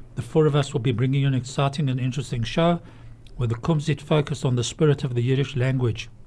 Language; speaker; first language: English; native; English